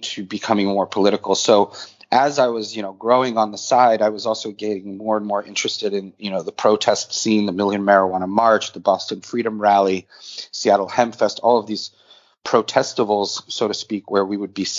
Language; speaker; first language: English; native; English